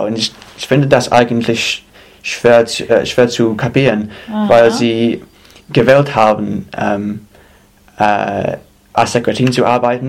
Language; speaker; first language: German; non-native, fluent; English